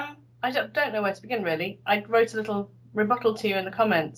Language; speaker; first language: English; native; English